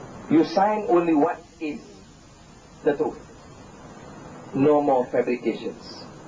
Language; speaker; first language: English; non-native, local second language; Malay